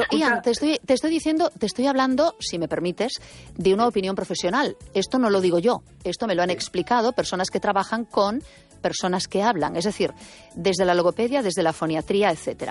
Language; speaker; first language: Spanish; native; Spanish